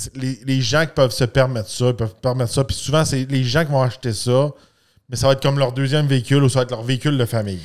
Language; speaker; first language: French; native; French